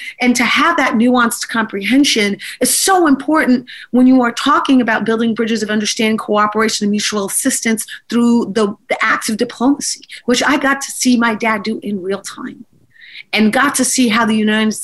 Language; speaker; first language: English; native; English